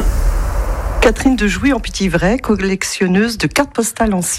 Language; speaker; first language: French; native; French